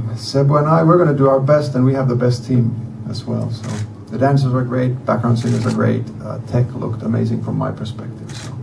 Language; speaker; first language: English; non-native, fluent; Finnish